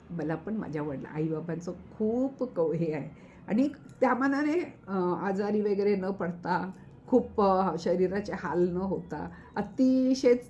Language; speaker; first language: Marathi; native; Marathi